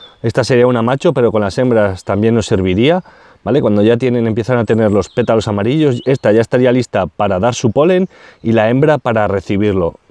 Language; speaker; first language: Spanish; native; Spanish